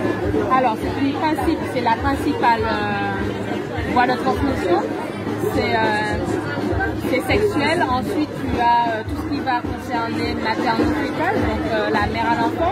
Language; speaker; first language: French; native; French